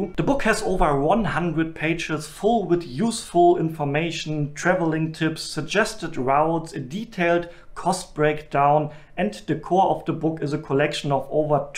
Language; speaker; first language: English; non-native, fluent; German